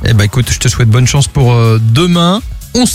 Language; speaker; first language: French; native; French